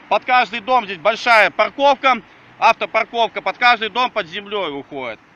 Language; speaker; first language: Russian; native; Russian